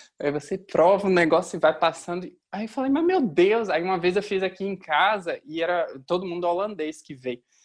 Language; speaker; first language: Portuguese; native; Portuguese